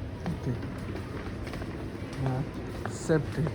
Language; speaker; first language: English; non-native, local second language; Hindi